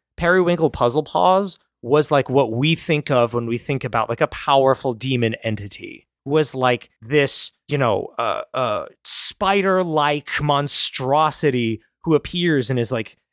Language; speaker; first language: English; native; English